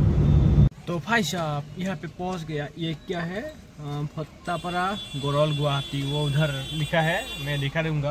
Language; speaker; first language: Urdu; non-native, local second language; Assamese